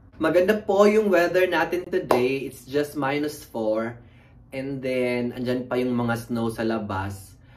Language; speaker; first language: Filipino; native; Filipino